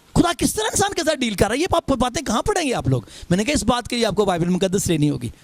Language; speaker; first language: Urdu; non-native, local second language; Punjabi